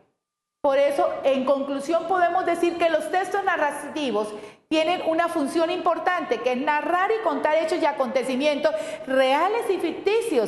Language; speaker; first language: Spanish; native; Spanish